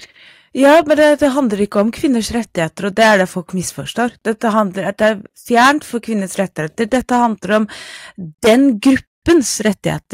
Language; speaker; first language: Norwegian; non-native, fluent; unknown